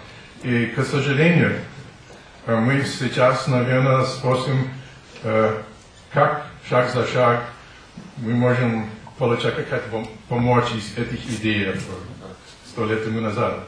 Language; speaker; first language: Russian; non-native, learner; English